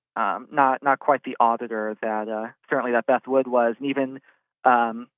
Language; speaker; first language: English; native; English